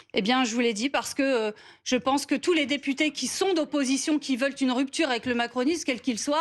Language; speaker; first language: French; native; French